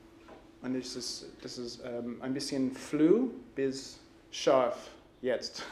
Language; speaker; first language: German; non-native, learner; English